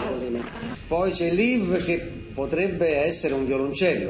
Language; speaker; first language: Italian; native; Italian